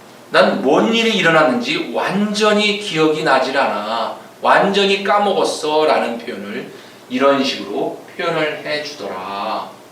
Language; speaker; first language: Korean; native; Korean